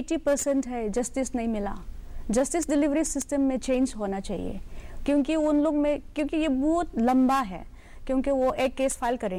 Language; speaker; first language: Hindi; non-native, local second language; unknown